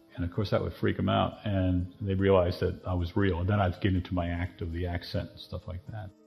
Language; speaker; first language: English; native; English